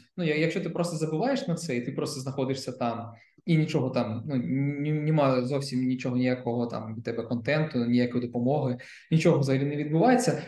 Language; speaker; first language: Ukrainian; non-native, local second language; Russian